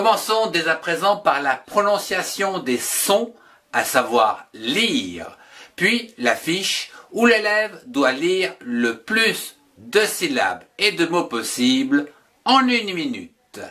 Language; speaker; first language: French; native; French